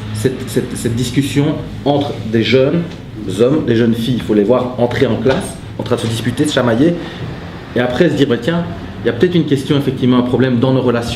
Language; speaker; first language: French; native; French